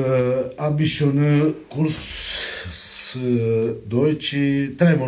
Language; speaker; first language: German; non-native, learner; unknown